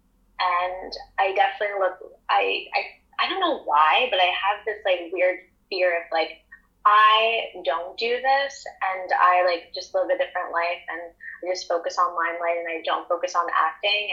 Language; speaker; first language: English; native; English